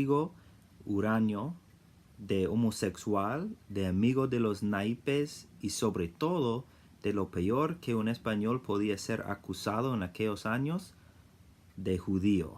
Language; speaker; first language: Spanish; non-native, fluent; English